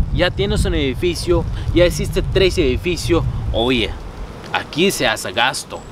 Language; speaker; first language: Spanish; non-native, fluent; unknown